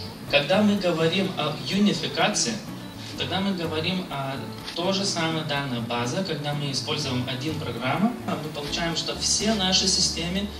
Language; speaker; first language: Russian; non-native, fluent; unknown